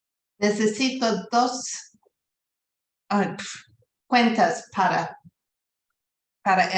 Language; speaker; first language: Spanish; non-native, learner; English